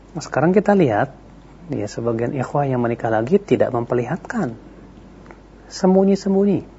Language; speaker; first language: Indonesian; native; Indonesian